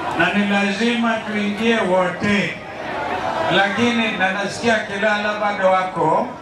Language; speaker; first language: Swahili; non-native, local second language; Kamba